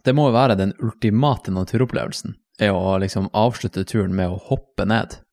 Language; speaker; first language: Norwegian; native; Norwegian